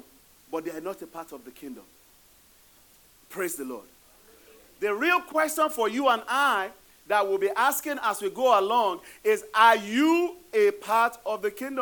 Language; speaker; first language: English; non-native, local second language; Yoruba